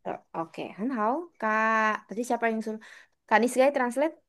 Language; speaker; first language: Indonesian; native; Indonesian